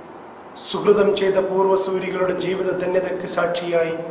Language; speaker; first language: Malayalam; native; Malayalam